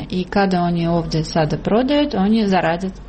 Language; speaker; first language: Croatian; non-native, learner; Russian